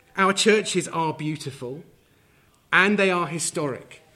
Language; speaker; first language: English; native; English